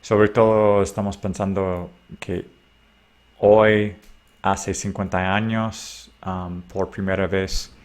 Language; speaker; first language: Spanish; non-native, fluent; English